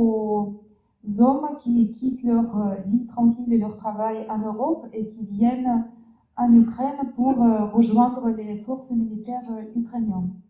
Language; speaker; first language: French; non-native, fluent; Russian